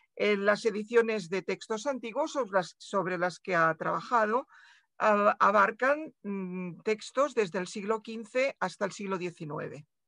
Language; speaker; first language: Spanish; non-native, local second language; Catalan